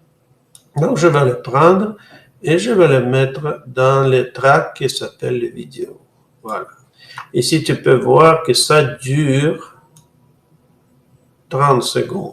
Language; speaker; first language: French; non-native, fluent; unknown